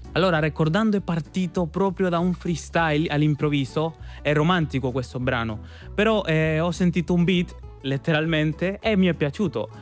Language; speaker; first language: Italian; non-native, fluent; Spanish